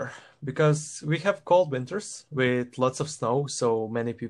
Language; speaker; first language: English; non-native, fluent; Croatian